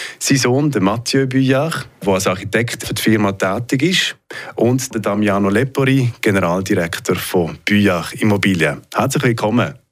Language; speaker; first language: German; native; German